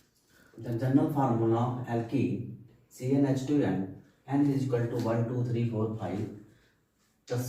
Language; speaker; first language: English; non-native, local second language; Hindi